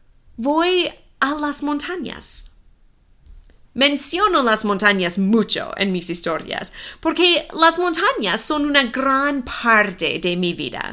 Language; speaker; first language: Spanish; non-native, fluent; English